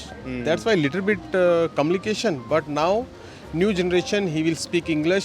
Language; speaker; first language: English; non-native, learner; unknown